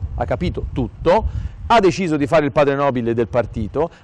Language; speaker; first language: Italian; native; Italian